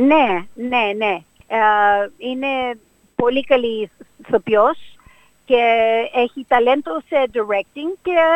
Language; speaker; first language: Greek; early bilingual, heritage; Greek